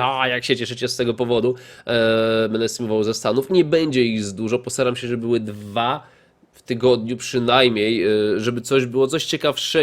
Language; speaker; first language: Polish; native; Polish